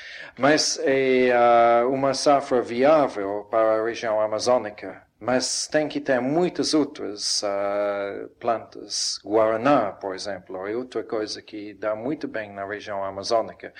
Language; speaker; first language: Portuguese; non-native, fluent; English